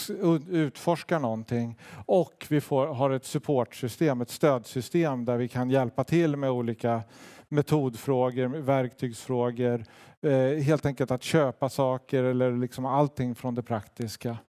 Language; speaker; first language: Swedish; native; Swedish